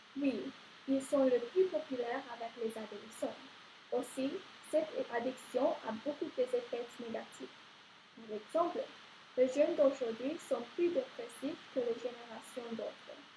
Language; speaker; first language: French; non-native, learner; English